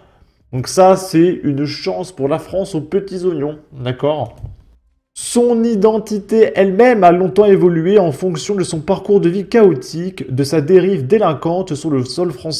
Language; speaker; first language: French; native; French